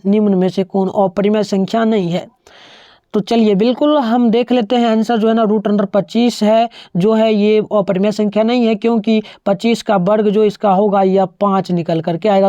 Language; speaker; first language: Hindi; native; Hindi